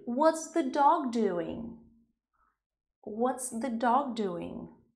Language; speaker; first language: English; non-native, fluent; Ukrainian